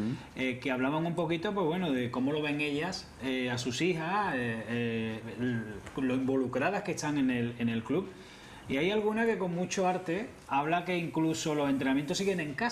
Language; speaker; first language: Spanish; native; Spanish